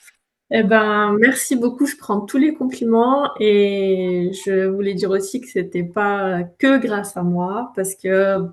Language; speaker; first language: French; native; French